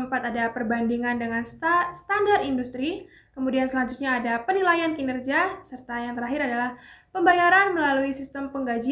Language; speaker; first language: Indonesian; native; Indonesian